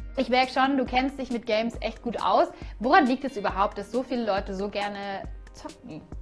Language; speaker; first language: German; native; German